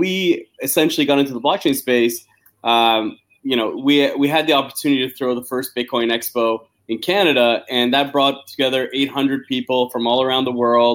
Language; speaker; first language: English; native; English